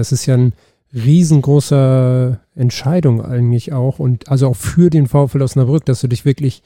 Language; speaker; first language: German; native; German